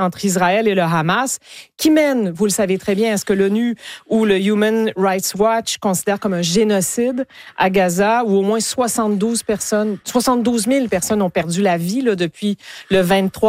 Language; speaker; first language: French; native; French